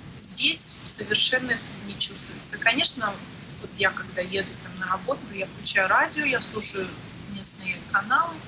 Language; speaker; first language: Russian; native; Russian